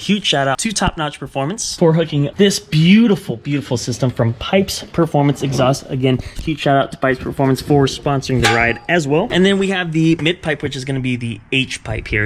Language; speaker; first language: English; native; English